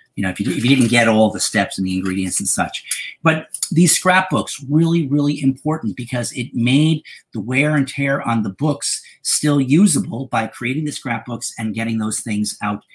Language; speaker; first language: English; native; English